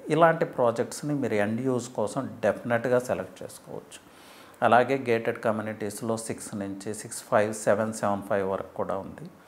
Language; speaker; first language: Telugu; native; Telugu